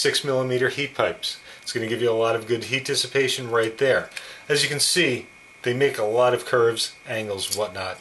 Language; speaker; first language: English; native; English